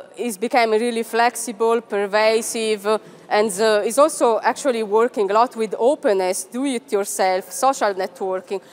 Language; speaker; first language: English; non-native, fluent; Italian